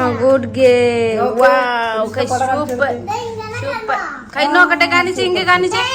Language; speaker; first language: Malayalam; non-native, learner; Nepali